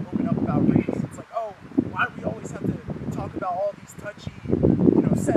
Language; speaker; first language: English; native; English